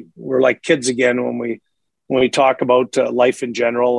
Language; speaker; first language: English; native; English